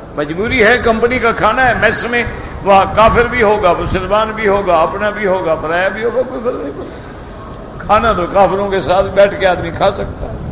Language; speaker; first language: Urdu; native; Urdu